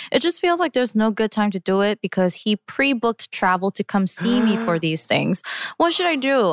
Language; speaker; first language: English; early bilingual, other home language; Korean